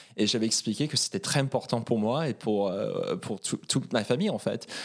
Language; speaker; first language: French; non-native, fluent; Norwegian